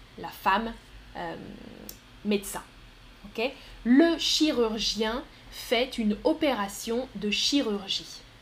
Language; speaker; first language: French; native; French